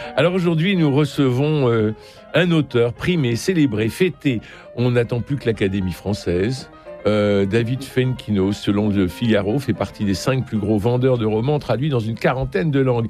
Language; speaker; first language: French; native; French